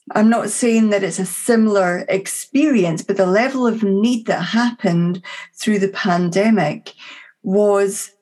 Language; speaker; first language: English; native; English